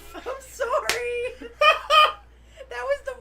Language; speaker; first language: English; native; English